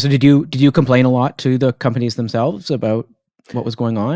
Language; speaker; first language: English; native; English